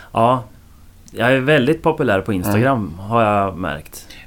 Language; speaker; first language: Swedish; native; Swedish